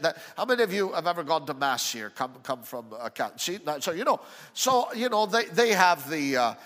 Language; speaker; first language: English; early bilingual, other home language; Italian